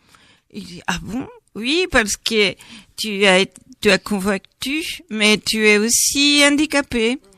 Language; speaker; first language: French; non-native, fluent; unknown